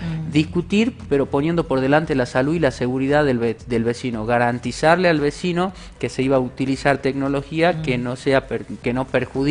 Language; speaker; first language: Spanish; native; Spanish